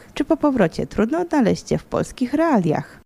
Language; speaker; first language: Polish; native; Polish